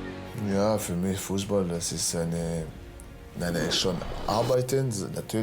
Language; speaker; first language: German; non-native, learner; French